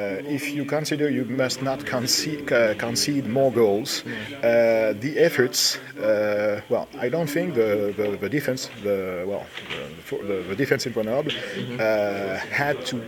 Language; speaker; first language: English; non-native, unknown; French